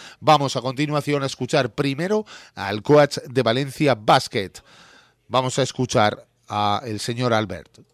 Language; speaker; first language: Spanish; native; Spanish